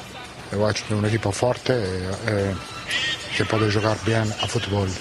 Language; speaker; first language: Portuguese; non-native, fluent; Italian